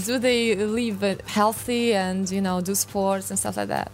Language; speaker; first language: English; non-native, fluent; Russian